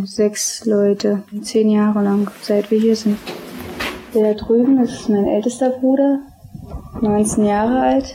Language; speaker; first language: German; early bilingual, other home language; Albanian